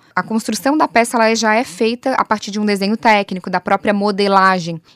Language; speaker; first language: Portuguese; native; Portuguese